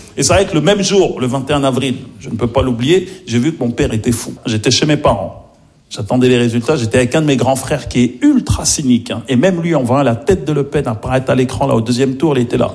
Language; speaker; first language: French; early bilingual, other home language; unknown